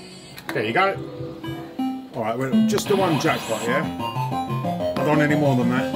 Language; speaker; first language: English; native; English